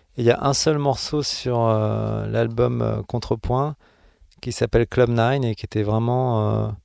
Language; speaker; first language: French; native; French